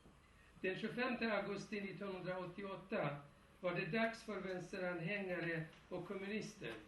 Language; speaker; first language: Swedish; non-native, fluent; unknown